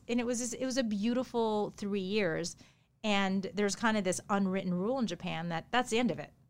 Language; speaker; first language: English; early bilingual, other home language; Japanese